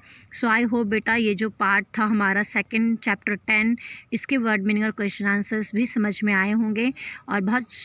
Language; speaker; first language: Hindi; native; Hindi